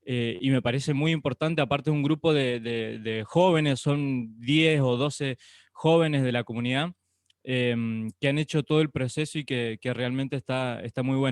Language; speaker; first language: Spanish; native; Spanish